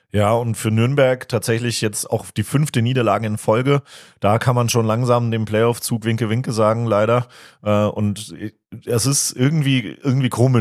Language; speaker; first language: German; native; German